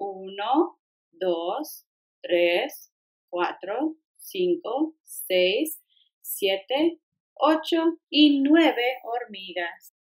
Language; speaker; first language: Spanish; early bilingual, heritage; Spanish